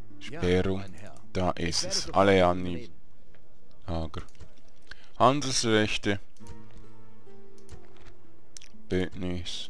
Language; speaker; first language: German; native; German